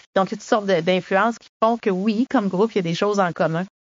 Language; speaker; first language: French; native; French